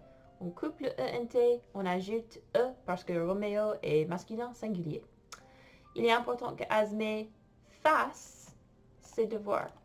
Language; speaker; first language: French; non-native, fluent; English